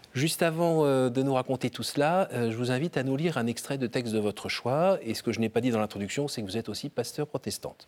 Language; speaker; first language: French; native; French